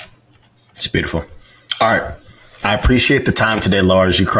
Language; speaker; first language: English; native; English